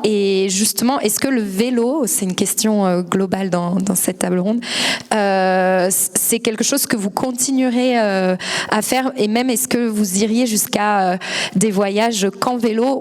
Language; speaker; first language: French; native; French